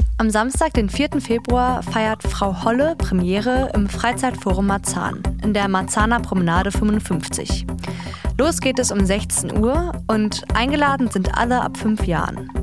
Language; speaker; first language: German; native; German